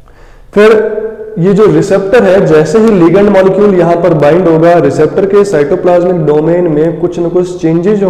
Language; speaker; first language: Hindi; native; Hindi